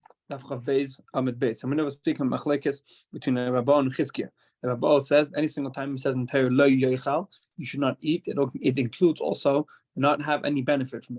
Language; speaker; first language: English; non-native, fluent; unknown